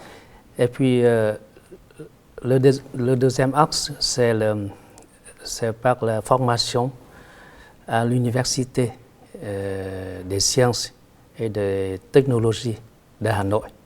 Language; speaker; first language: French; non-native, fluent; Vietnamese